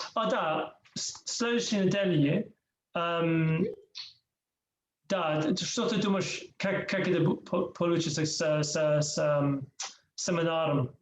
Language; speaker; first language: Russian; non-native, learner; English